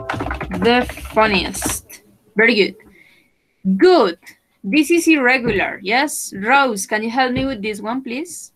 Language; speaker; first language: English; non-native, fluent; Spanish